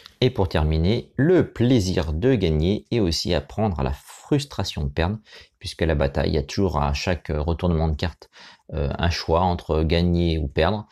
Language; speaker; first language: French; native; French